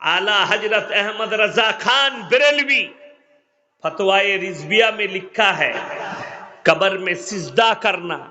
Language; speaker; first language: Hindi; non-native, local second language; Bangla